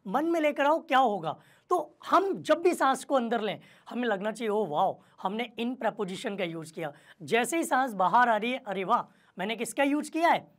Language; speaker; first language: Hindi; native; Hindi